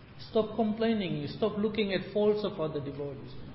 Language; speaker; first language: English; native; English